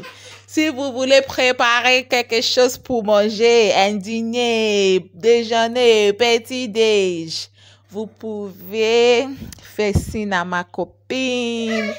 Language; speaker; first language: French; non-native, fluent; English